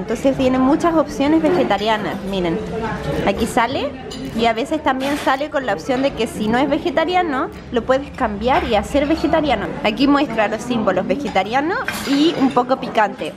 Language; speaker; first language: Spanish; native; Spanish